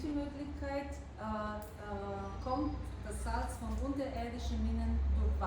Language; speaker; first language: German; non-native, fluent; Bulgarian